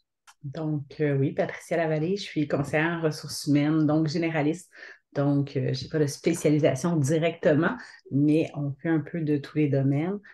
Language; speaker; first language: French; native; French